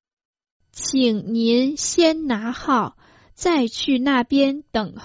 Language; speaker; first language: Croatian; non-native, fluent; Chinese